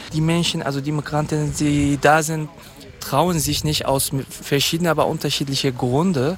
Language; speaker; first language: German; non-native, fluent; Kurdish